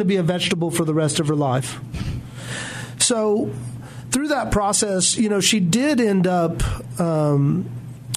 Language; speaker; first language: English; native; English